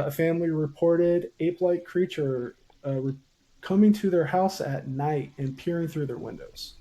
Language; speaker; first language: English; native; English